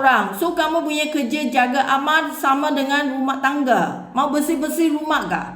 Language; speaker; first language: Indonesian; non-native, learner; Filipino